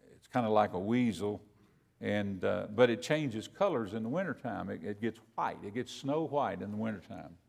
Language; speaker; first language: English; native; English